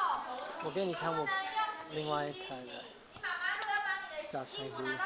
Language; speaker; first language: Chinese; non-native, learner; English